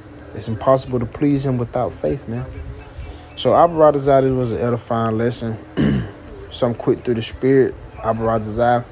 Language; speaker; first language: English; native; English